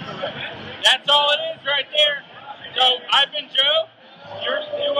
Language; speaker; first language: English; native; English